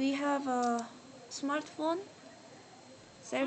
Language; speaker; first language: English; non-native, learner; Korean